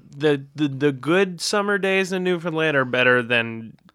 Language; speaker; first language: English; native; English